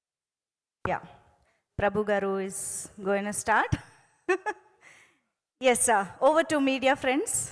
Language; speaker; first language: Telugu; native; Telugu